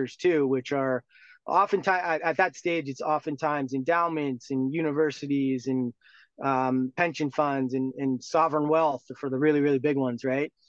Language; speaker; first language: English; native; English